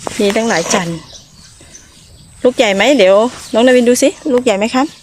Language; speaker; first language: Thai; native; Thai